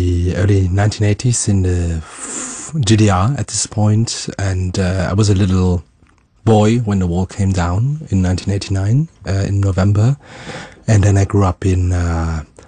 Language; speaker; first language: English; non-native, fluent; German